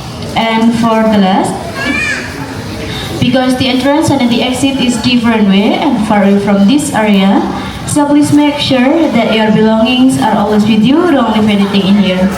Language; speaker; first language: English; non-native, learner; Indonesian